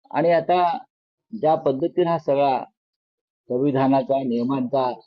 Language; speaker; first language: Marathi; native; Marathi